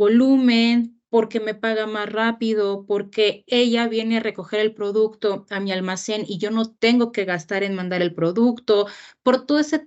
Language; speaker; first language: Spanish; native; Spanish